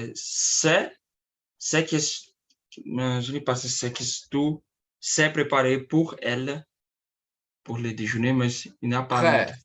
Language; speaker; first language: French; non-native, learner; Portuguese